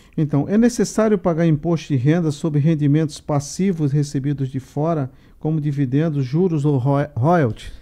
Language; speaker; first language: Portuguese; native; Portuguese